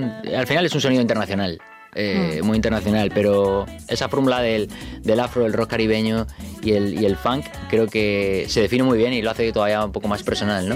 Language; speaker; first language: Spanish; native; Spanish